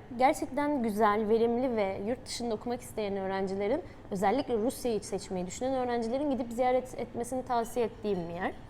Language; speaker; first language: Turkish; native; Turkish